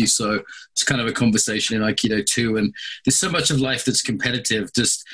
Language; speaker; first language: English; native; English